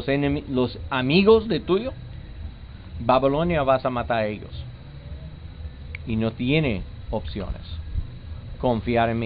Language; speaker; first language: Spanish; non-native, learner; English